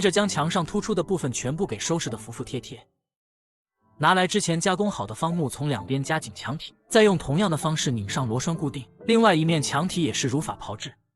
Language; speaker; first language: Chinese; native; Chinese